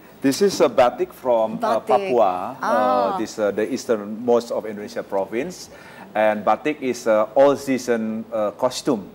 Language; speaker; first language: English; non-native, fluent; Indonesian